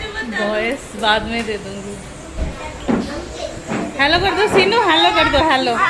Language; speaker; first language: Hindi; non-native, local second language; Bangla